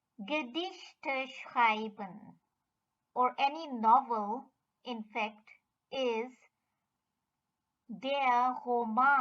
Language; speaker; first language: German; non-native, fluent; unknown